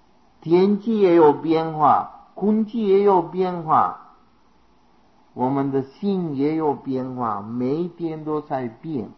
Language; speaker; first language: Chinese; non-native, fluent; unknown